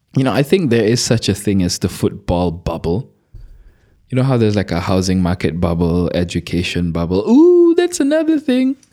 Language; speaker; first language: English; non-native, local second language; Malay